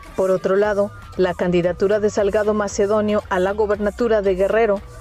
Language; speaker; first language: Spanish; native; Spanish